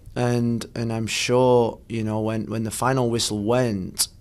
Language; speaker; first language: English; native; English